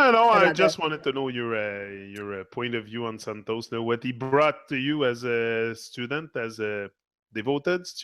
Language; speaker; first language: English; non-native, fluent; French